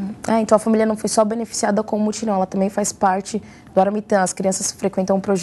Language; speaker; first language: Portuguese; native; Portuguese